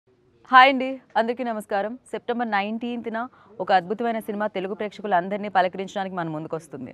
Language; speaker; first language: Telugu; native; Telugu